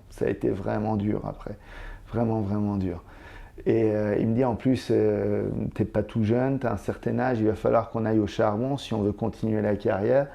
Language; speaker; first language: French; native; French